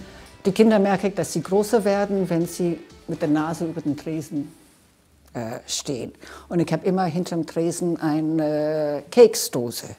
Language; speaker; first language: German; non-native, fluent; English